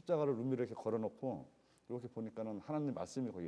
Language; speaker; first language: Korean; native; Korean